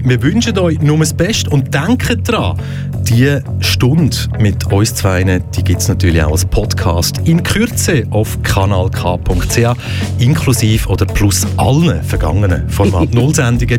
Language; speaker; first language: German; native; German